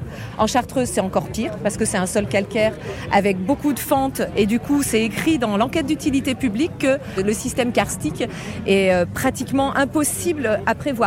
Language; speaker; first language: French; native; French